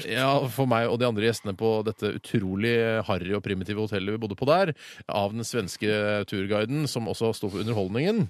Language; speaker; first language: Norwegian; native; Norwegian